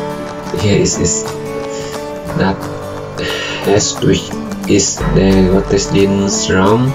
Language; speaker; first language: German; non-native, learner; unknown